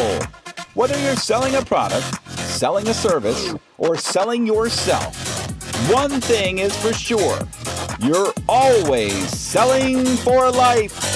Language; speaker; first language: English; native; English